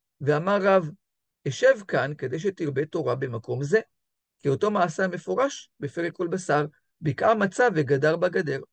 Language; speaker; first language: Hebrew; native; Hebrew